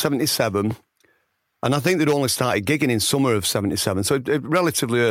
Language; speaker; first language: English; native; English